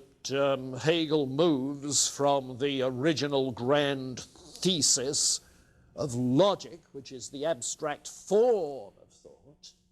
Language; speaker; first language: English; native; English